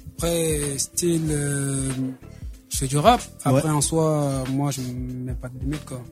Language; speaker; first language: French; native; French